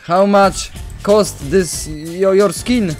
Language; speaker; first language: English; non-native, learner; Polish